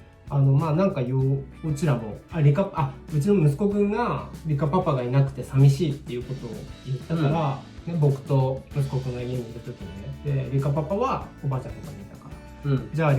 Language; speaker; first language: Japanese; native; Japanese